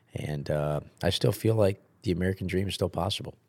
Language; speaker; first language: English; early bilingual, other home language; Italian